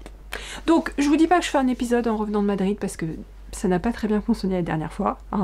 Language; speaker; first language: French; native; French